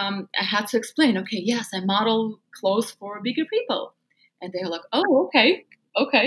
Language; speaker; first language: English; non-native, fluent; Russian